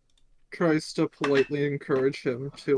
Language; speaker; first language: English; native; English